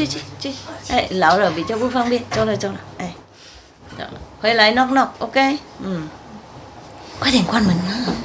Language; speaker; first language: Chinese; non-native, fluent; Vietnamese